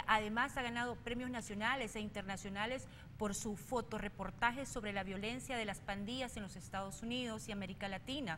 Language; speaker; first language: Spanish; native; Spanish